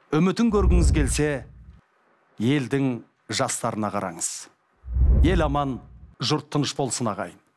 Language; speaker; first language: Kazakh; native; Kazakh